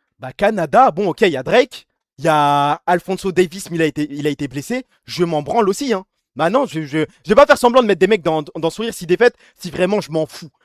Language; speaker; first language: French; early bilingual, other home language; Arabic